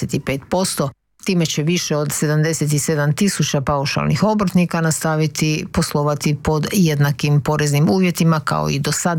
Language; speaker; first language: Croatian; native; Croatian